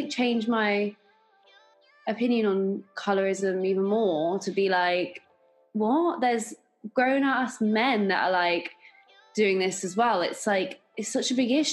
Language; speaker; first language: English; native; English